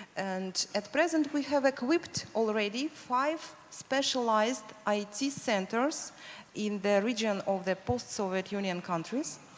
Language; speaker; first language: English; non-native, fluent; Russian